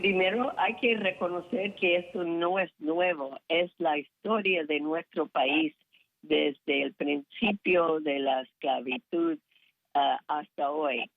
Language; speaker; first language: Spanish; non-native, fluent; English